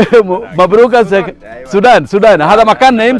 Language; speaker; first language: Arabic; non-native, learner; Malayalam